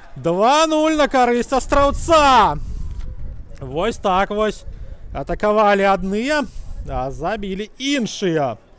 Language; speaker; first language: Belarusian; native; Belarusian